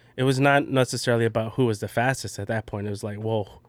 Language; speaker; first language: English; early bilingual, other home language; Filipino